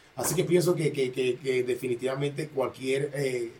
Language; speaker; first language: English; non-native, fluent; Spanish